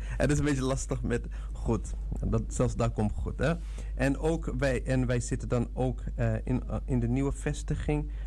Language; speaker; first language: Dutch; non-native, fluent; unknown